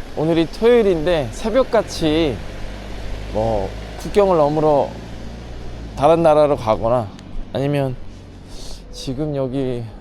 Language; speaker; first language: Korean; native; Korean